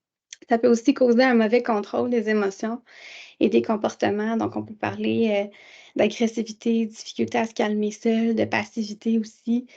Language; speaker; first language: French; native; French